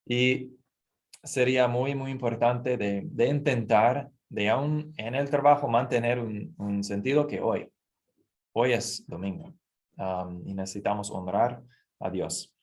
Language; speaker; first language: Spanish; non-native, fluent; English